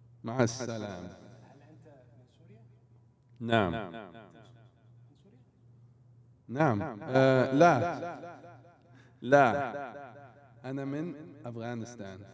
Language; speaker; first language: Arabic; non-native, learner; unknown